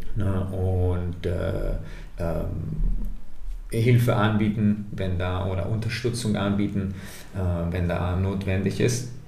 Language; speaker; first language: German; non-native, fluent; Italian